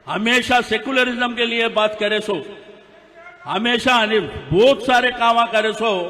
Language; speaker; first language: Hindi; non-native, local second language; Telugu